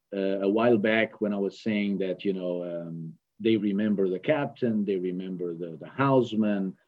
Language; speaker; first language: English; non-native, fluent; Portuguese